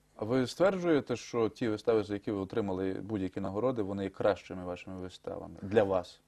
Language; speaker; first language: Ukrainian; native; Ukrainian